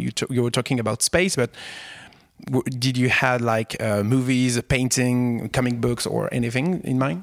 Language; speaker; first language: English; non-native, fluent; French